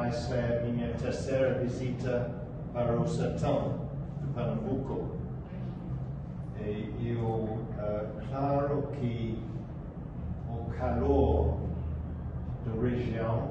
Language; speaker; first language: Portuguese; non-native, fluent; English